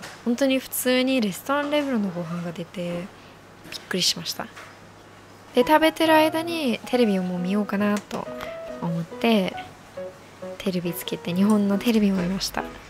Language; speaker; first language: Japanese; non-native, fluent; English